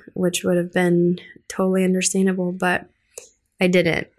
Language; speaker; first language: English; early bilingual, other home language; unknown